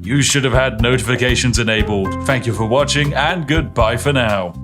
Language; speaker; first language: English; native; English